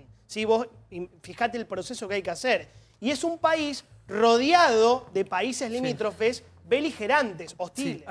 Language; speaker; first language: Spanish; native; Spanish